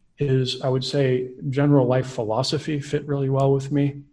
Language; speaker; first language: English; native; English